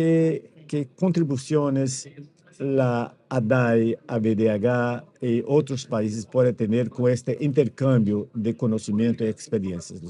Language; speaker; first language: Spanish; non-native, fluent; Portuguese